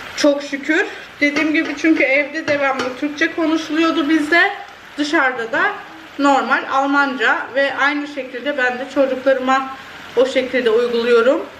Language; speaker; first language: Turkish; early bilingual, heritage; Turkish